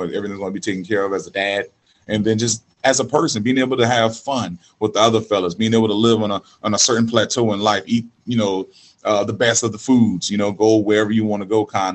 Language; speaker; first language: English; native; English